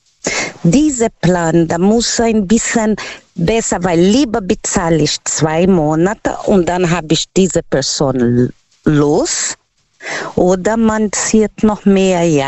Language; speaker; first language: German; non-native, fluent; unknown